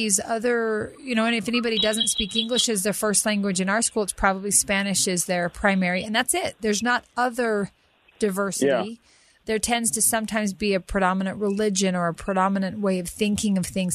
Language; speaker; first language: English; native; English